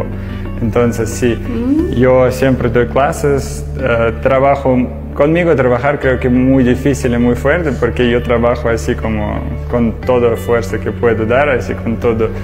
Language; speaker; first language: Spanish; non-native, learner; Russian